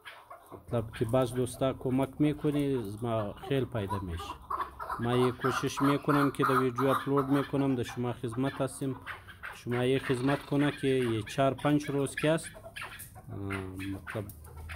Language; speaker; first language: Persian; non-native, learner; Pashto